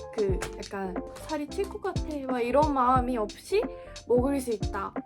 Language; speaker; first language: Korean; non-native, fluent; Japanese